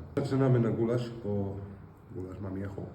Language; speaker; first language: Polish; non-native, learner; Icelandic